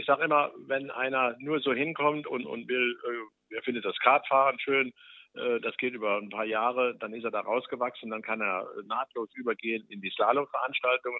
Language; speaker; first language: German; native; German